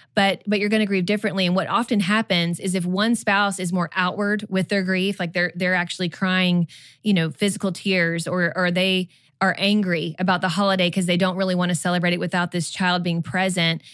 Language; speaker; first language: English; native; English